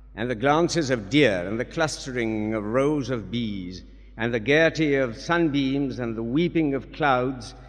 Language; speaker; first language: English; non-native, local second language; Urdu